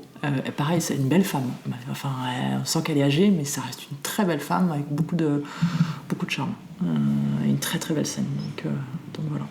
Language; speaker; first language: French; native; French